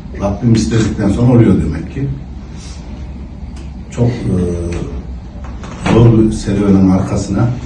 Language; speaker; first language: Turkish; native; Turkish